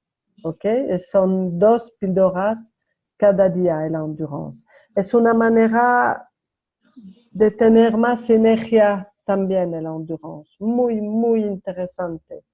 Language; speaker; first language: Spanish; non-native, learner; French